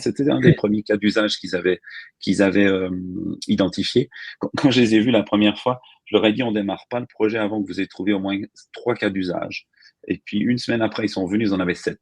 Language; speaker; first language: French; native; French